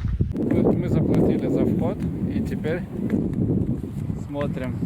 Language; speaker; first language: Russian; native; Russian